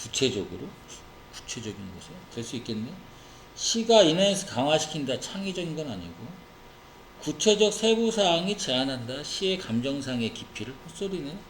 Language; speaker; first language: Korean; native; Korean